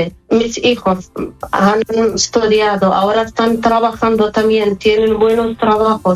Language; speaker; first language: Spanish; non-native, fluent; Arabic